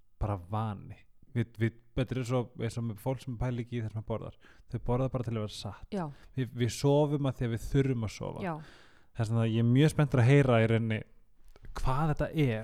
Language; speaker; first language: Icelandic; native; Icelandic